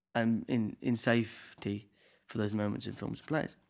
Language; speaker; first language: English; native; English